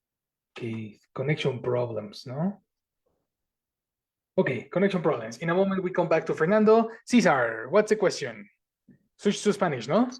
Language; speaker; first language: English; non-native, fluent; Spanish